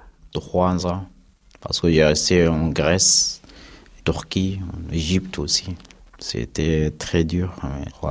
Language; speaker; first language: French; non-native, learner; Arabic